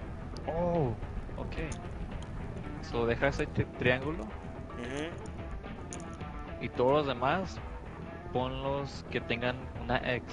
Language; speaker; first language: Spanish; early bilingual, other home language; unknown